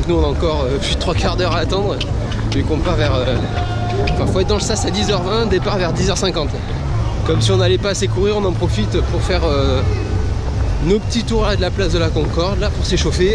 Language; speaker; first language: French; native; French